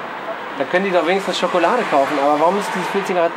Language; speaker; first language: German; native; German